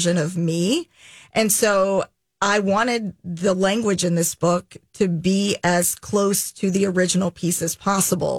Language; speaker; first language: English; native; English